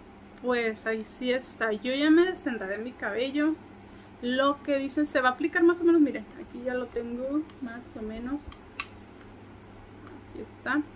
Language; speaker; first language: Spanish; native; Spanish